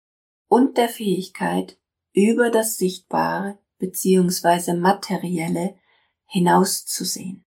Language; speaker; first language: German; native; German